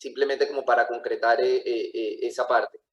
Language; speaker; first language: Spanish; native; Spanish